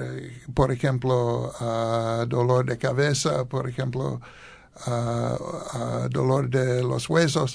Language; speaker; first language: Spanish; non-native, learner; English